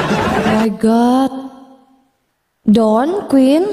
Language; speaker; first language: English; non-native, learner; Indonesian